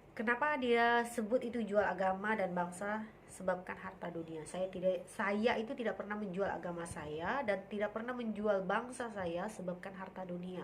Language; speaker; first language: Indonesian; native; Indonesian